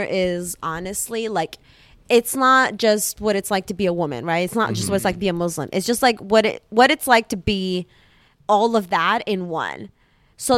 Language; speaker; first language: English; early bilingual, other home language; Arabic